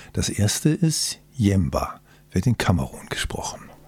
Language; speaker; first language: German; native; German